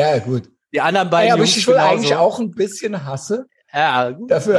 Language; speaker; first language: German; native; German